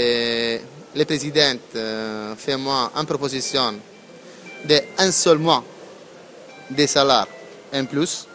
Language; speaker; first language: French; non-native, learner; Italian